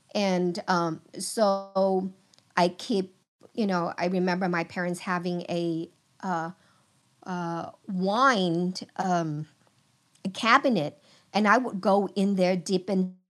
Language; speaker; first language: English; early bilingual, other home language; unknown